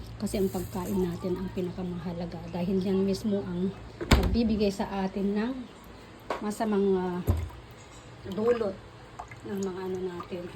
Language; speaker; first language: Filipino; non-native, local second language; Iloko